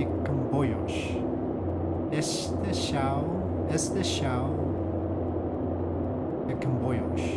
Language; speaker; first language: Portuguese; non-native, learner; English